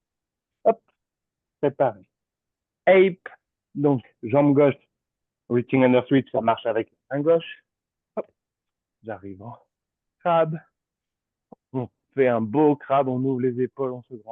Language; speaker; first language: French; native; French